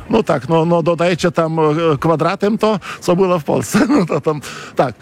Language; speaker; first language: Polish; non-native, fluent; Lithuanian